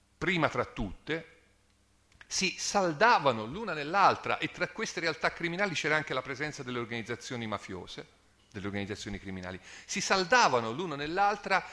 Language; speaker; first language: Italian; native; Italian